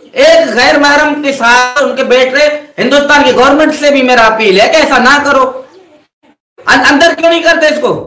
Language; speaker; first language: Urdu; non-native, local second language; Sindhi